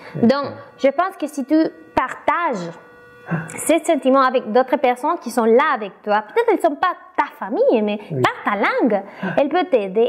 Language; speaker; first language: French; non-native, fluent; Spanish